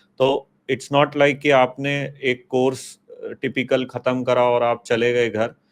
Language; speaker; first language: Hindi; native; Hindi